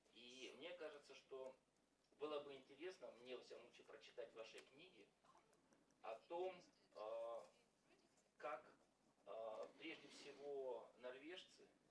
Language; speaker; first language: Russian; native; Russian